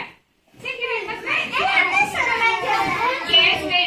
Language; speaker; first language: English; non-native, learner; Azerbaijani